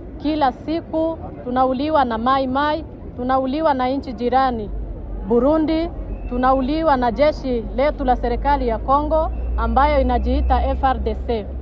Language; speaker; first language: Swahili; non-native, local second language; Kinyarwanda